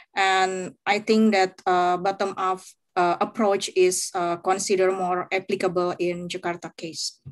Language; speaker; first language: English; non-native, fluent; Indonesian